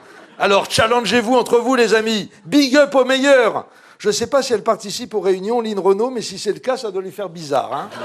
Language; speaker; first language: French; native; French